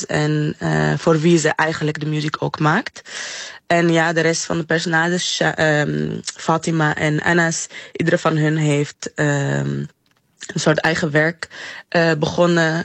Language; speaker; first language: Dutch; non-native, fluent; Arabic